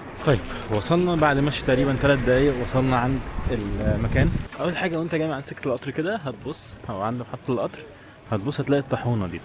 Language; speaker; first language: Arabic; native; Arabic